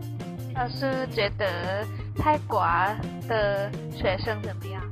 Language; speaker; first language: Chinese; non-native, learner; Thai